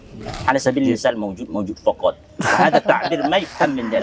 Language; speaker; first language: Arabic; non-native, fluent; Indonesian